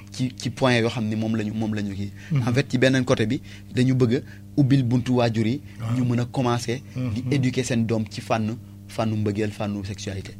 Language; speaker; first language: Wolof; native; Wolof